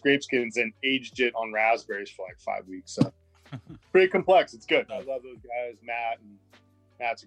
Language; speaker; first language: English; native; English